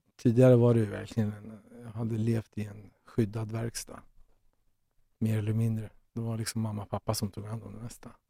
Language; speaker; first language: Swedish; early bilingual, other home language; Persian